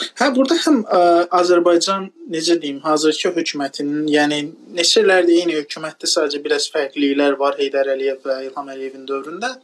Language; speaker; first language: Azerbaijani; non-native, local second language; Talysh